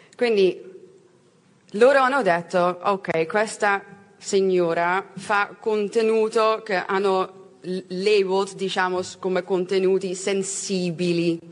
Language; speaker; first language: Italian; non-native, learner; Dutch